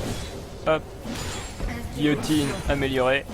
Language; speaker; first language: French; native; French